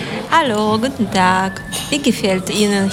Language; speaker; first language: German; non-native, learner; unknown